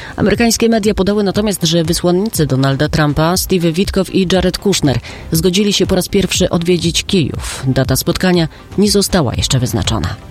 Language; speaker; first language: Polish; native; Polish